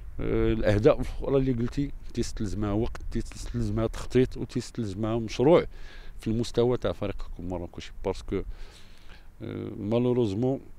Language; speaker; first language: Arabic; native; Arabic